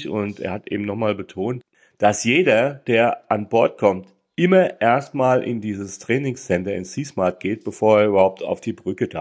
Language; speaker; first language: German; native; German